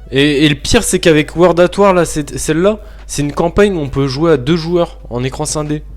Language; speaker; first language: French; native; French